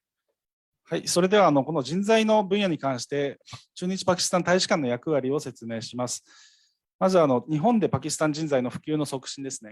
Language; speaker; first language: Japanese; native; Japanese